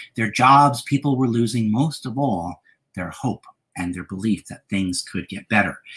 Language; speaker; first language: English; native; English